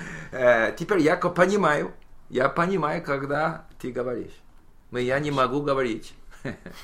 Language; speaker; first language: Russian; non-native, learner; English